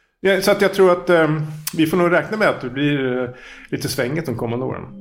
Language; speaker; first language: Swedish; native; Swedish